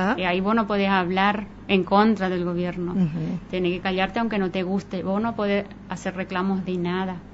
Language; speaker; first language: Spanish; native; Spanish